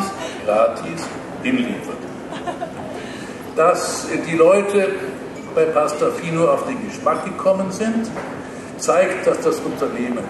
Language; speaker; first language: German; native; German